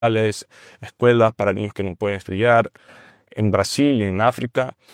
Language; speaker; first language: Spanish; non-native, fluent; Portuguese